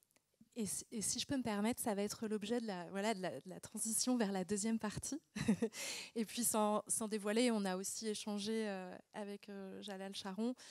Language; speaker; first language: French; native; French